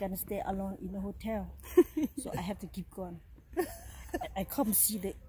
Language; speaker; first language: English; non-native, learner; Thai